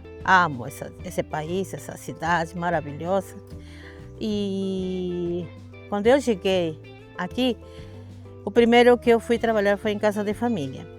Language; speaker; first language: Portuguese; non-native, fluent; Spanish